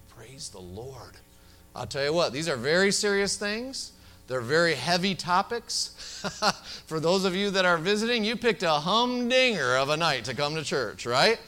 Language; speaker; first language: English; native; English